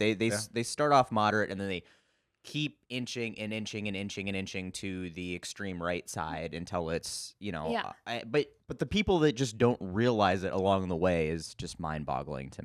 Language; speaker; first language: English; native; English